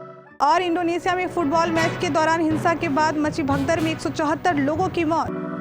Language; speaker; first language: Hindi; native; Hindi